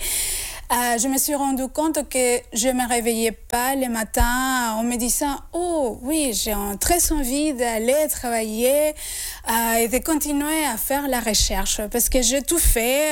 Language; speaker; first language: French; non-native, fluent; Spanish